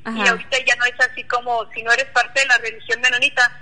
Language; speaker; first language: Spanish; non-native, local second language; Plautdietsch